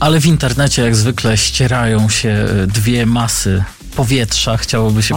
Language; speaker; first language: Polish; native; Polish